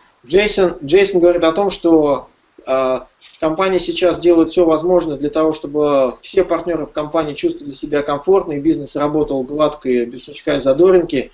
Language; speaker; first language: Russian; native; Russian